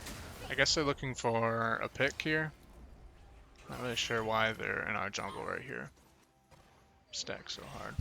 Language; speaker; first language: English; native; English